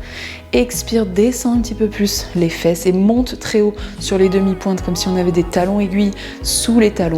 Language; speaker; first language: French; native; French